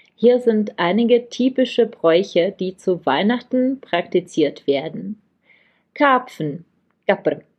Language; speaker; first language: German; non-native, fluent; Czech